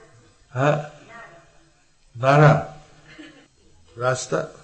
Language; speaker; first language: Spanish; non-native, learner; English